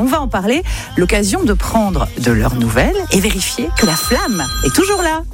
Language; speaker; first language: French; native; French